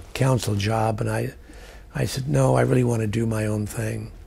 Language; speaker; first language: English; native; English